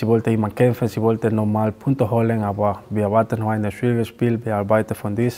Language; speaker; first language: German; non-native, learner; Spanish